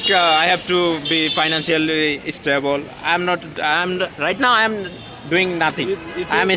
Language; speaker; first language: English; non-native, learner; Bangla